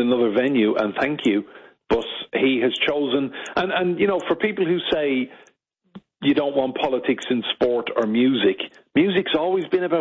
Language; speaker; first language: English; native; English